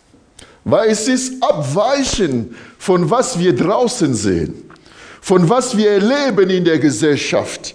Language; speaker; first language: German; non-native, fluent; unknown